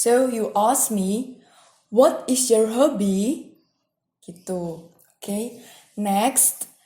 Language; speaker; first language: English; non-native, fluent; Indonesian